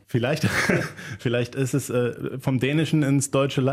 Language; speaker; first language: German; native; German